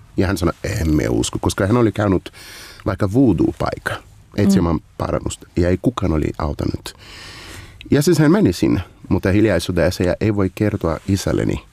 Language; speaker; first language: Finnish; non-native, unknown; Portuguese